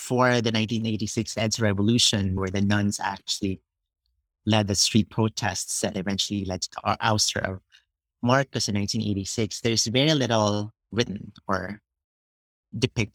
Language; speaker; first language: English; non-native, local second language; Cebuano